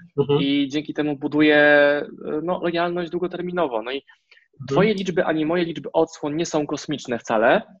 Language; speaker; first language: Polish; native; Polish